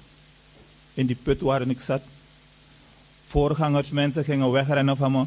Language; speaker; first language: Dutch; non-native, fluent; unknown